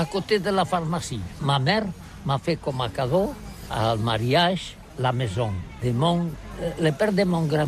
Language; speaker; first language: French; non-native, learner; Catalan